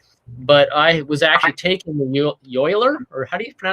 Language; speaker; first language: English; native; English